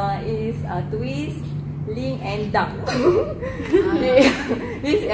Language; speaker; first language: English; non-native, learner; Malay